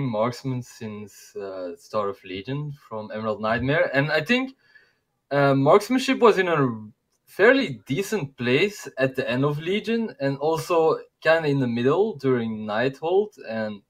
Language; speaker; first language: English; non-native, fluent; Dutch